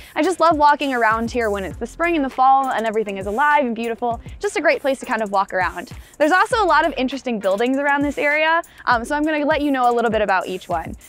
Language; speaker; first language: English; native; English